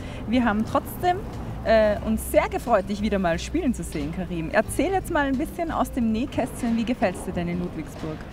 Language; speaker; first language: German; native; German